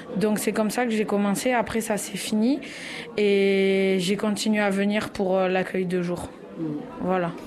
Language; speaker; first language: French; native; French